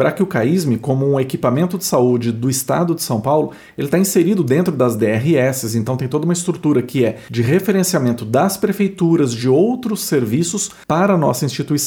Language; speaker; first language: Portuguese; native; Portuguese